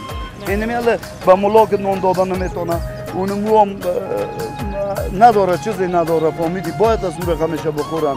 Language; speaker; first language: Persian; native; Persian